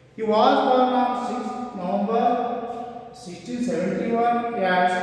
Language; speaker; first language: English; non-native, local second language; Kannada